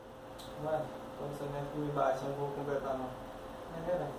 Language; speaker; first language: Portuguese; native; Portuguese